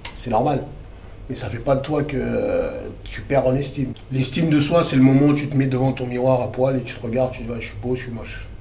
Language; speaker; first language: French; early bilingual, other home language; Lingala